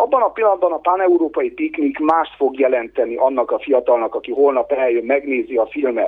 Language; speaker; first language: Hungarian; native; Hungarian